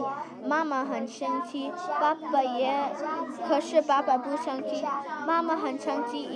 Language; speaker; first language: Chinese; non-native, learner; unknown